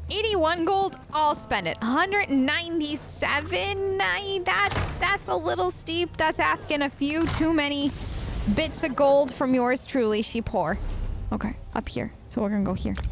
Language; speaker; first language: English; native; English